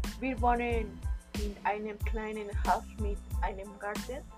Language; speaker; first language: German; non-native, learner; Spanish